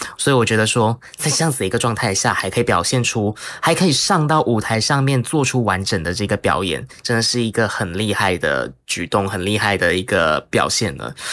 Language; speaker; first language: Chinese; native; Chinese